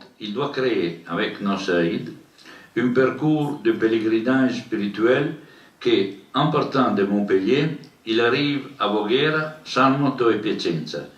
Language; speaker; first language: French; non-native, learner; Italian